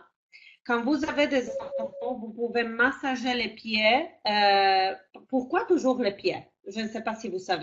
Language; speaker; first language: French; non-native, fluent; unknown